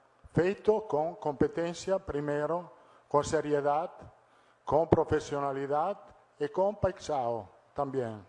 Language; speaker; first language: Portuguese; non-native, fluent; Italian